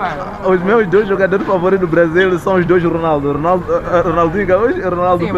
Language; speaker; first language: Portuguese; non-native, local second language; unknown